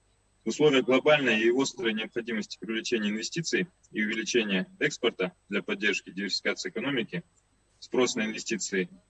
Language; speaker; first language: Russian; native; Russian